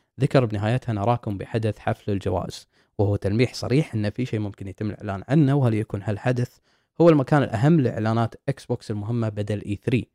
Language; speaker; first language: Arabic; native; Arabic